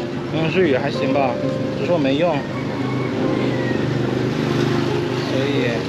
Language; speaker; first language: Chinese; early bilingual, heritage; Chinese